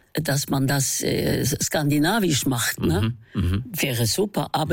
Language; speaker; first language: German; non-native, fluent; Norwegian